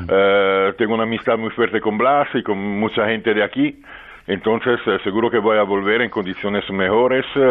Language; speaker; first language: Spanish; non-native, fluent; Italian